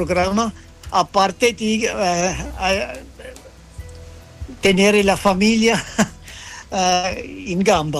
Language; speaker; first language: Italian; non-native, fluent; French